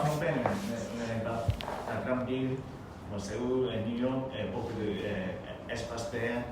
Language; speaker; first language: French; non-native, learner; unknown